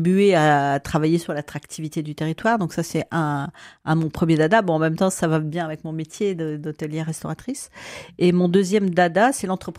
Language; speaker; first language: French; native; French